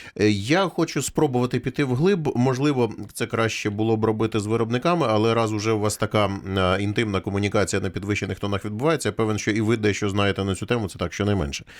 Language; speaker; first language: Ukrainian; native; Ukrainian